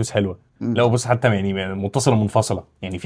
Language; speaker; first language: Arabic; native; Arabic